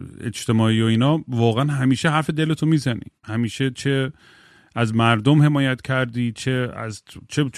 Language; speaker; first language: Persian; early bilingual, heritage; Persian